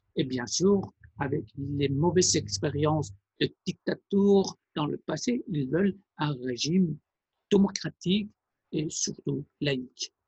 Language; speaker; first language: French; non-native, fluent; Persian